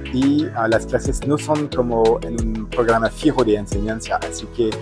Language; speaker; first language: Spanish; non-native, fluent; French